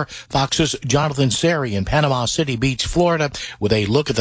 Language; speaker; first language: English; native; English